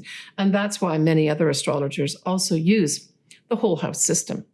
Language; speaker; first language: English; native; English